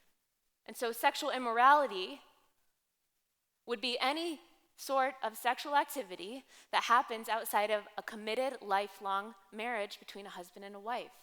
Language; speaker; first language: English; native; English